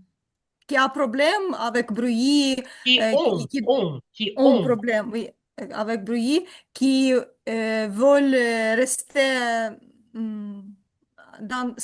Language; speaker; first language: French; non-native, learner; Ukrainian